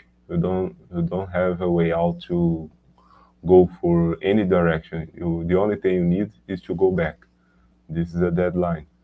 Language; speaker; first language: English; non-native, learner; Portuguese